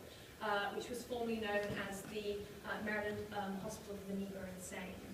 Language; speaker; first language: English; native; English